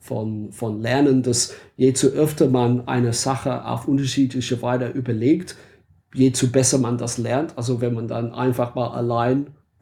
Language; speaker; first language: German; non-native, fluent; English